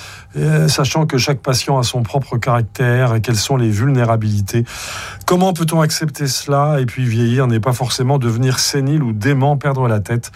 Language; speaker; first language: French; native; French